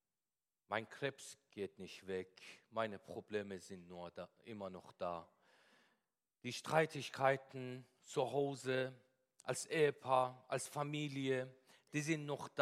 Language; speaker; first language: German; non-native, fluent; Persian